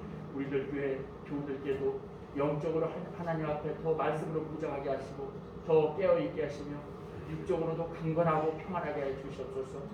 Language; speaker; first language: Korean; native; Korean